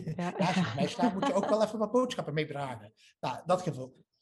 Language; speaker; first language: Dutch; native; Dutch